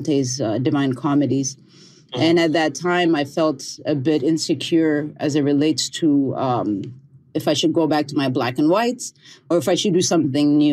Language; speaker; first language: English; native; English